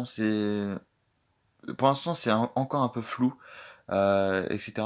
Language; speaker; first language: French; native; French